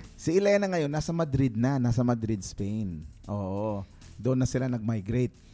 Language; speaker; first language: Filipino; native; Filipino